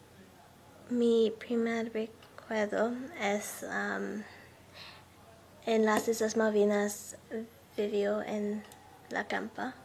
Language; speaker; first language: Spanish; non-native, learner; English